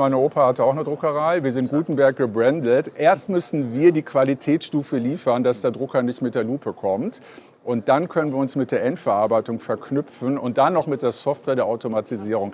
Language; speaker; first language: German; native; German